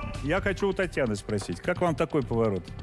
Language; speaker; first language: Russian; native; Russian